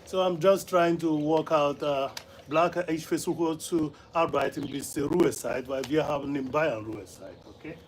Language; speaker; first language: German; non-native, fluent; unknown